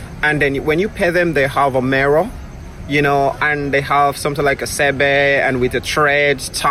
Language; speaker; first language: English; non-native, local second language; Krio